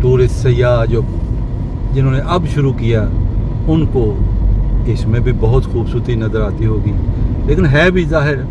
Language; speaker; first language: Urdu; non-native, local second language; Punjabi